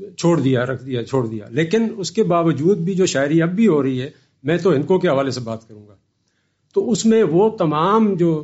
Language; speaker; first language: Urdu; non-native, local second language; Northern Hindko